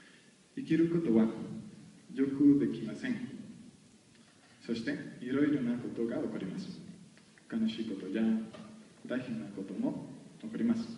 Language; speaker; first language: Japanese; non-native, learner; Spanish